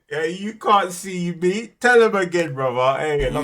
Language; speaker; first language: English; native; English